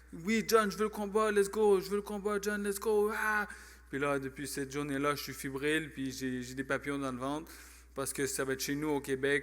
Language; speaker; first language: French; native; French